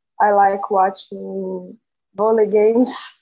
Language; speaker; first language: English; non-native, learner; Portuguese